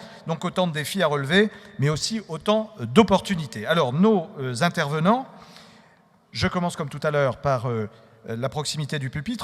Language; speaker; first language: French; native; French